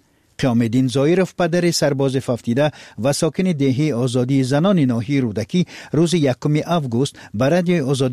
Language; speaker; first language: Persian; native; Persian